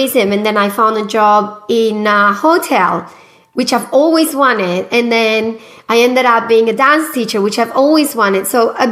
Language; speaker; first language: English; non-native, fluent; Spanish